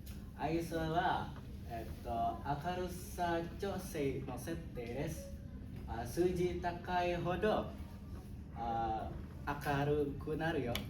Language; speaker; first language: Japanese; non-native, learner; Indonesian